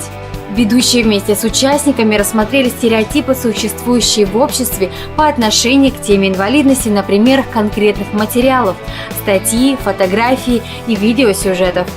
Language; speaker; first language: Russian; native; Russian